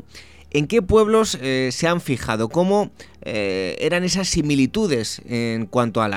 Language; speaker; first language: Spanish; native; Spanish